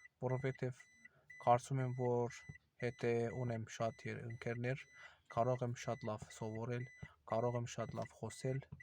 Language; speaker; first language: Armenian; non-native, learner; Azerbaijani